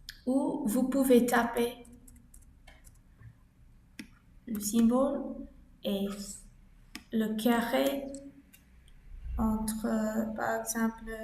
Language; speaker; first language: French; non-native, learner; English